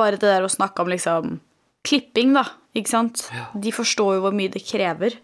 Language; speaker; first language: Norwegian; native; Norwegian